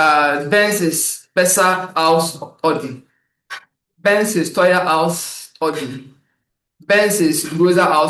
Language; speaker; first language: German; non-native, learner; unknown